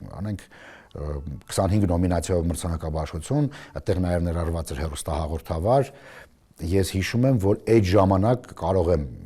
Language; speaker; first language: Armenian; native; Armenian